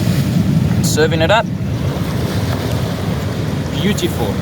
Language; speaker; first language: English; native; English